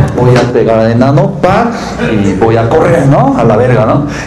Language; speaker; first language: Spanish; non-native, learner; Korean